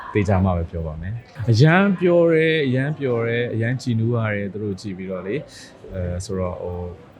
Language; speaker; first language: Burmese; native; Burmese